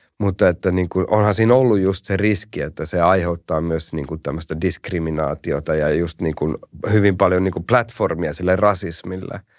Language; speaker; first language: Finnish; early bilingual, heritage; Finnish